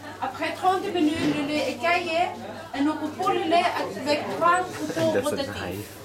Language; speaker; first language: French; non-native, learner; Dutch